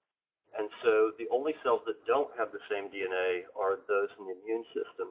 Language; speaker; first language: English; native; English